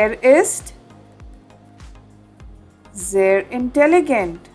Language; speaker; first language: German; non-native, fluent; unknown